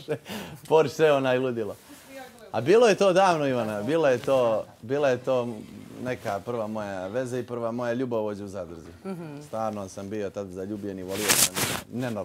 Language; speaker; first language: Serbian; native; Serbian